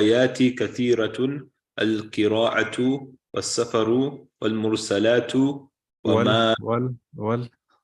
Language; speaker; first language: Arabic; non-native, learner; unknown